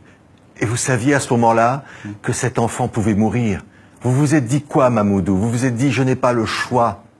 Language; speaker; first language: French; native; French